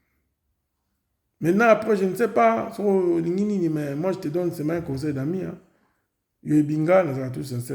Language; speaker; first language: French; non-native, local second language; Lingala